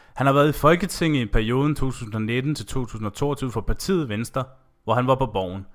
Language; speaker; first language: Danish; native; Danish